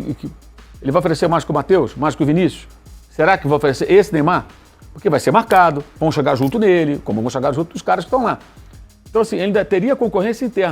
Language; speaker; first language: Portuguese; native; Portuguese